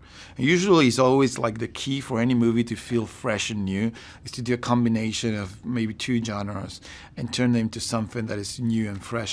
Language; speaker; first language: English; non-native, fluent; Spanish